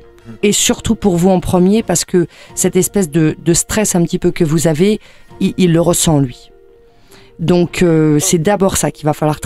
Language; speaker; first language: French; native; French